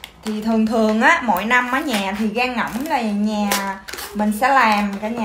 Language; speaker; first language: Vietnamese; native; Vietnamese